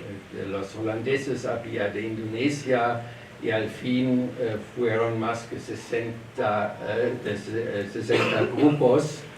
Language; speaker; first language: Spanish; non-native, learner; German